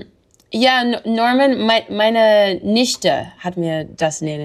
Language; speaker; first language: German; non-native, learner; English